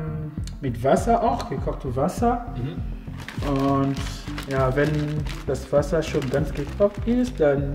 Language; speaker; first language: German; non-native, fluent; Ewe